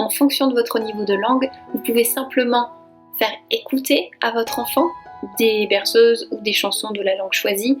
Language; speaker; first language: French; native; French